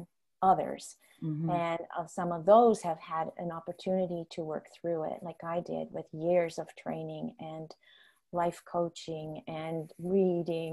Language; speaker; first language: English; non-native, fluent; Dutch